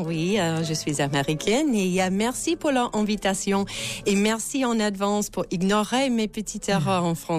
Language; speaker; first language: French; non-native, learner; English